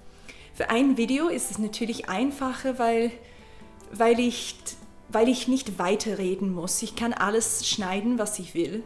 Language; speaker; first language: German; non-native, learner; English